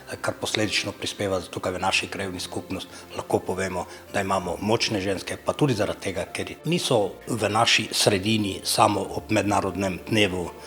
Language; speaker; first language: Slovenian; non-native, local second language; Romany